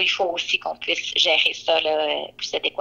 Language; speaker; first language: French; native; French